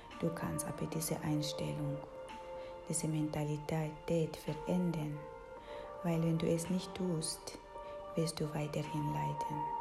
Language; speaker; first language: German; non-native, fluent; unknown